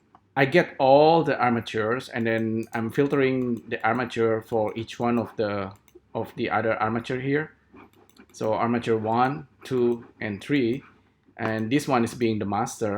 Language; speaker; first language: English; non-native, fluent; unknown